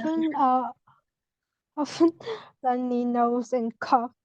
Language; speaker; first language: English; non-native, learner; Vietnamese